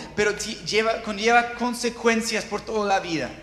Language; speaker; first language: Spanish; non-native, fluent; English